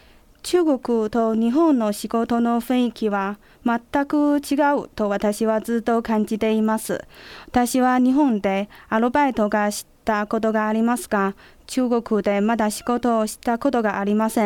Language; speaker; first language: Japanese; non-native, fluent; Chinese